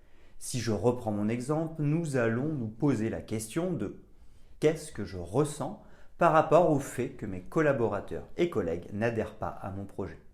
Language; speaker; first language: French; native; French